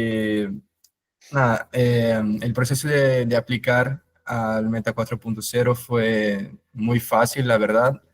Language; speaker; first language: Spanish; non-native, fluent; Portuguese